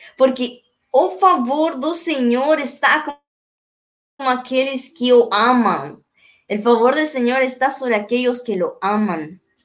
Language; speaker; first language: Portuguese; non-native, learner; Spanish